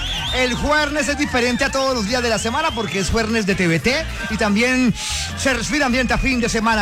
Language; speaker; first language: Spanish; native; Spanish